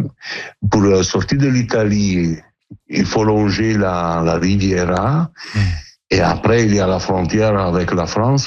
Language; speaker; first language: French; non-native, learner; Italian